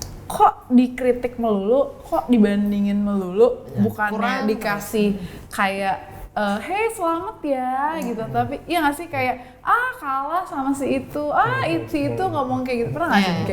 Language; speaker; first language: Indonesian; native; Indonesian